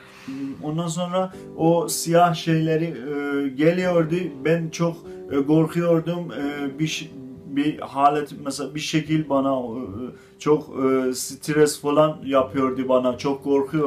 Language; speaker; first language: Turkish; non-native, fluent; Azerbaijani